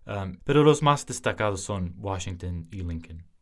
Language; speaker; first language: Spanish; early bilingual, heritage; English